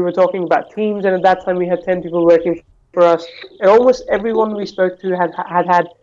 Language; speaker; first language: English; non-native, local second language; Hindi